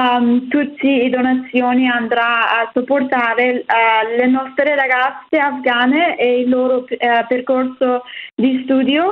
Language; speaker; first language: Italian; non-native, learner; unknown